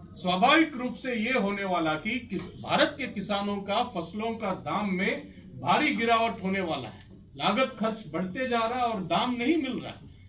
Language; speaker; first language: Hindi; non-native, local second language; Malayalam